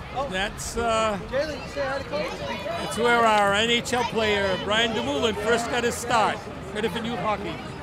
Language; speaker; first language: English; early bilingual, other home language; French